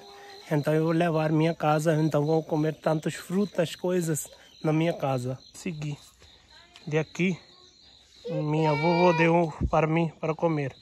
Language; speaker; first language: Portuguese; non-native, learner; Hindi